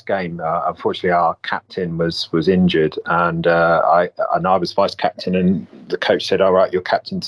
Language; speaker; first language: English; native; English